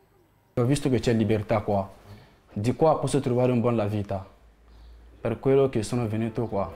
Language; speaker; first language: Italian; non-native, learner; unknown